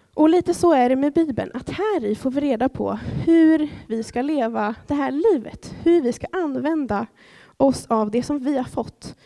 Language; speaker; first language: Swedish; native; Swedish